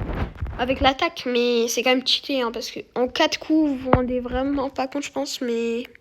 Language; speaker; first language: French; native; French